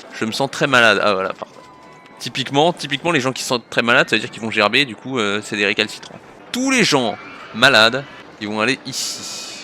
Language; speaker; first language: French; native; French